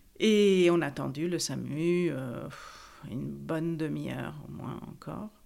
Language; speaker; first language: French; non-native, fluent; Italian